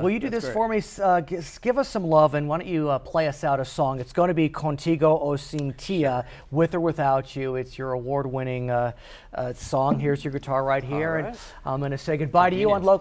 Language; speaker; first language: English; native; English